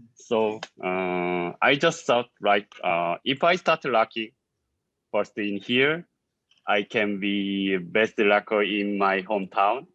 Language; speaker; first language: English; non-native, learner; Korean